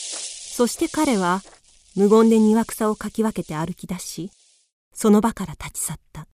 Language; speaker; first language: Japanese; native; Japanese